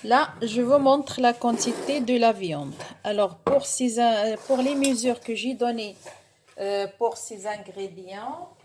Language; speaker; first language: French; non-native, local second language; Arabic